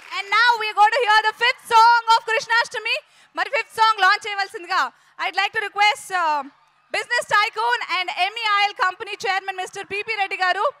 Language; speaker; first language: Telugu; native; Telugu